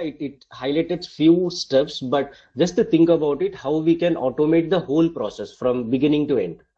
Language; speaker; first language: English; non-native, local second language; Tamil